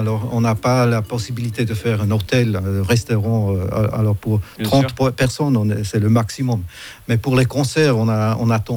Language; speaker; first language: French; non-native, fluent; German